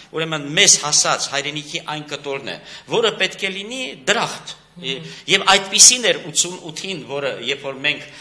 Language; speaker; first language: Armenian; native; Armenian